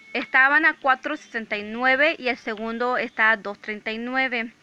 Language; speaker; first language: Spanish; early bilingual, other home language; English